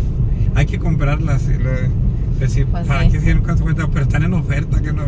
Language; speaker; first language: Spanish; native; Spanish